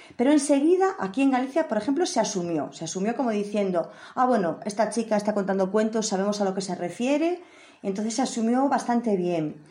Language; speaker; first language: Spanish; native; Spanish